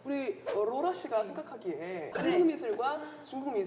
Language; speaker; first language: Korean; native; Korean